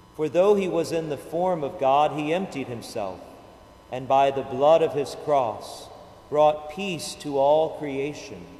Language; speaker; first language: English; native; English